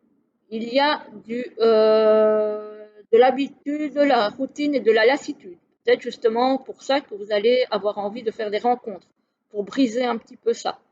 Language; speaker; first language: French; native; French